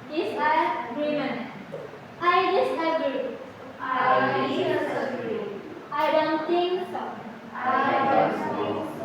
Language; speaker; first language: English; non-native, fluent; Indonesian